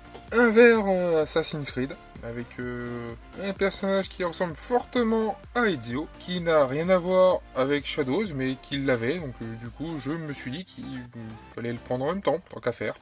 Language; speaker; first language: French; native; French